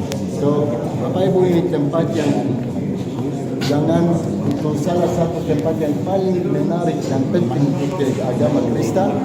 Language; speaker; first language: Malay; non-native, fluent; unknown